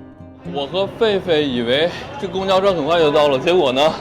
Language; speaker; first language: Chinese; native; Chinese